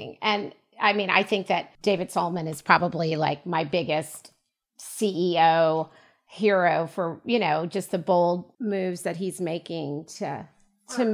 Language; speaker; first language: English; native; English